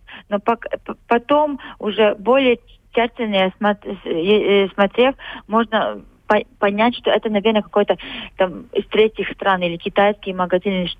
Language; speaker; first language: Russian; non-native, local second language; Latvian